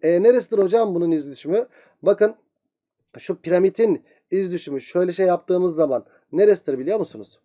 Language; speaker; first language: Turkish; native; Turkish